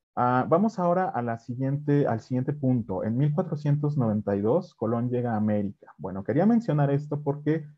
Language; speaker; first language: Spanish; native; Spanish